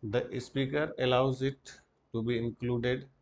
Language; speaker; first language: English; non-native, local second language; Hindi